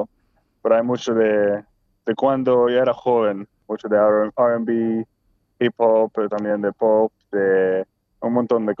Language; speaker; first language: Spanish; non-native, fluent; Swedish